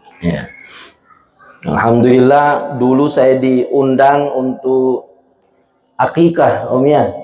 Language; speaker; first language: Indonesian; non-native, local second language; Buginese